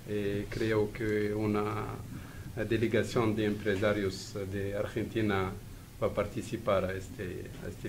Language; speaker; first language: Spanish; non-native, fluent; Arabic